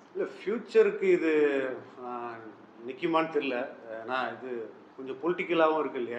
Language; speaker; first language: Tamil; native; Tamil